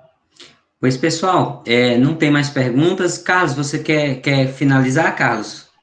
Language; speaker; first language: Portuguese; native; Portuguese